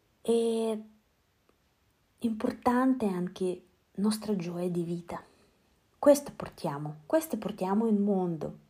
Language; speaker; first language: Italian; non-native, learner; Russian